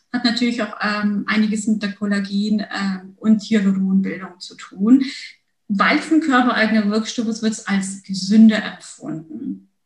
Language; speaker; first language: German; early bilingual, other home language; Turkish